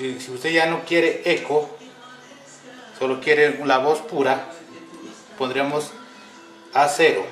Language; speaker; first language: Spanish; native; Spanish